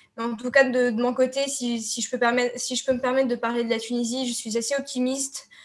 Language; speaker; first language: French; non-native, local second language; Arabic